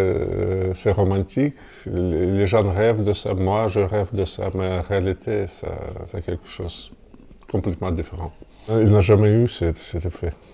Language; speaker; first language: French; non-native, fluent; Russian